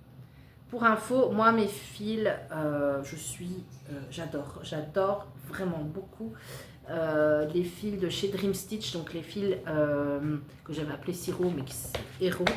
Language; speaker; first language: French; native; French